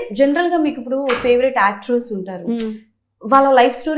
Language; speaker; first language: Telugu; native; Telugu